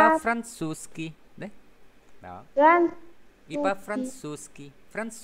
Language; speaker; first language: Russian; non-native, fluent; Vietnamese